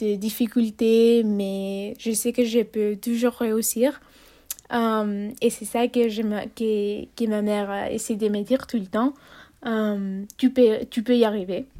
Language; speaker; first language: French; non-native, fluent; Spanish